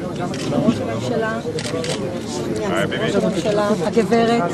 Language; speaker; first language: Hebrew; native; Hebrew